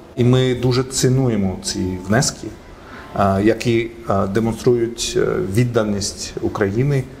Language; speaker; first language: Ukrainian; non-native, fluent; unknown